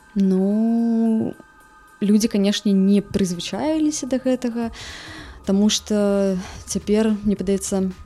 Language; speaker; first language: Belarusian; native; Belarusian